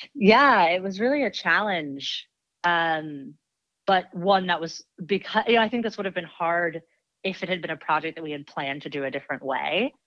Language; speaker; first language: English; native; English